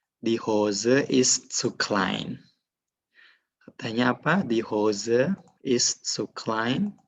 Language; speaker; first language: German; non-native, fluent; Indonesian